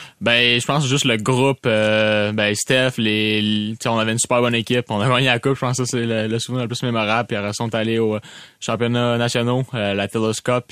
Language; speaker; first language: French; native; French